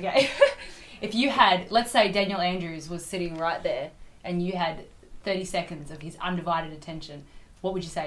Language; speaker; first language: English; native; English